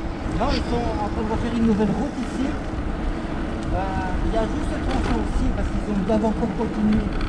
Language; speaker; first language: French; native; French